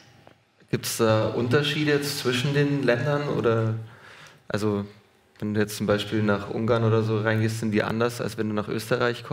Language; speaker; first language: German; native; German